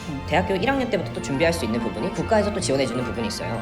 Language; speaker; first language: Korean; early bilingual, heritage; Korean